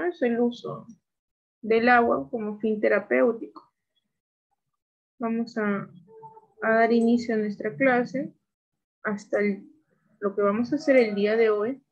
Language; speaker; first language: Spanish; native; Spanish